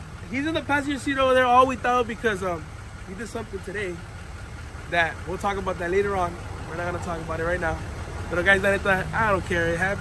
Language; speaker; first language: English; early bilingual, other home language; Spanish